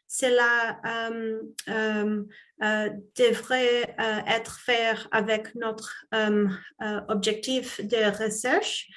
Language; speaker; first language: French; non-native, fluent; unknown